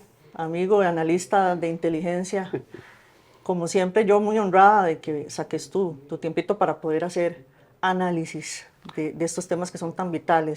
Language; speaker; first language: Spanish; native; Spanish